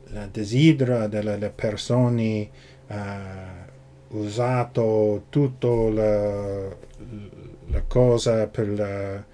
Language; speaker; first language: Italian; non-native, learner; English